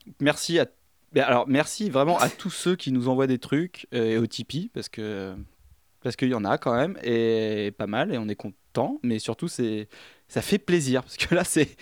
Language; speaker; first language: French; native; French